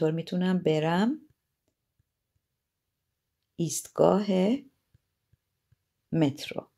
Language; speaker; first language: Persian; native; Persian